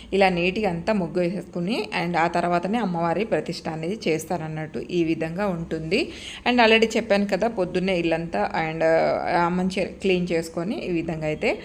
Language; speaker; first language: Telugu; non-native, local second language; Lambadi